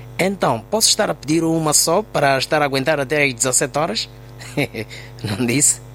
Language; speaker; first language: Portuguese; native; Portuguese